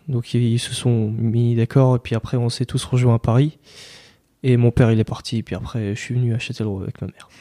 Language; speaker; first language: French; early bilingual, other home language; Kurdish